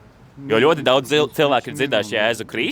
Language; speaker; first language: Latvian; native; Latvian